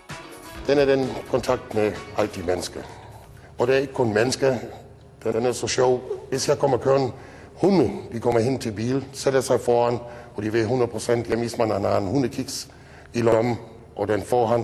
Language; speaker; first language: Danish; non-native, fluent; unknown